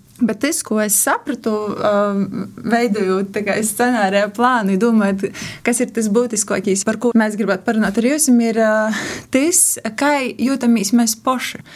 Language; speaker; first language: Latvian; native; Latvian